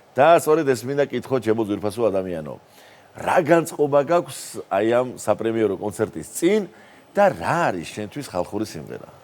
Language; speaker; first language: Georgian; native; Georgian